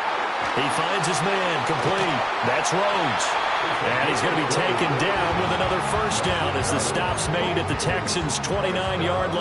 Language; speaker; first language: English; native; English